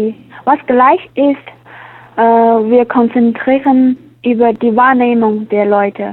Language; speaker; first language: German; non-native, learner; Chinese